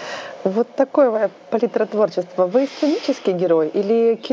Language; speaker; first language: Russian; native; Russian